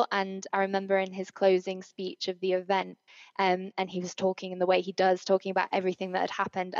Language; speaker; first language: English; native; English